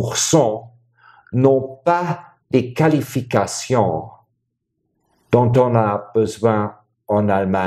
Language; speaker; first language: French; non-native, fluent; German